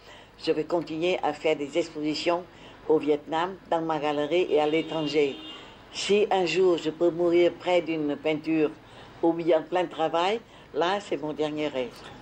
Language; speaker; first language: French; non-native, fluent; Vietnamese